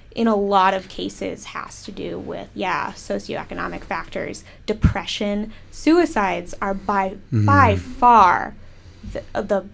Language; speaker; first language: English; native; English